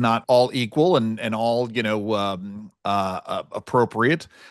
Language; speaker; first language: English; native; English